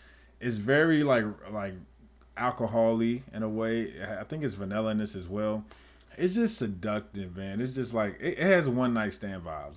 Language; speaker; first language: English; native; English